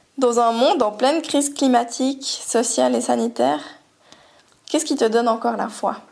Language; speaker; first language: French; native; French